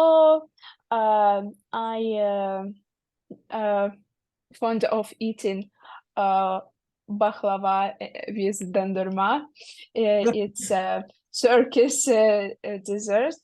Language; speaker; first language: English; non-native, learner; Russian